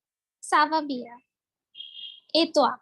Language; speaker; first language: French; non-native, learner; Bangla